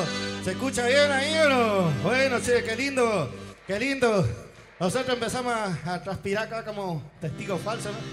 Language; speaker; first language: Spanish; native; Spanish